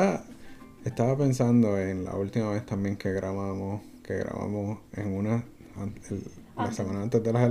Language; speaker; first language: Spanish; native; Spanish